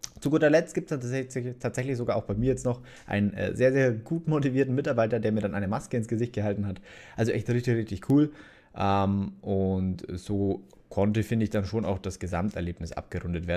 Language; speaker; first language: German; native; German